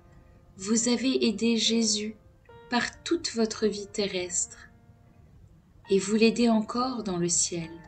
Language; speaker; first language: French; native; French